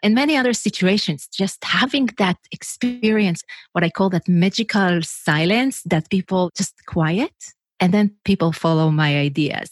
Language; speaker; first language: English; non-native, fluent; Hebrew